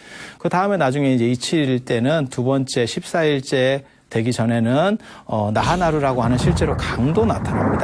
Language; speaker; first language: Korean; native; Korean